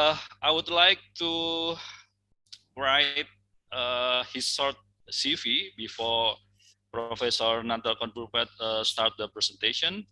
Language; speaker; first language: English; non-native, fluent; Indonesian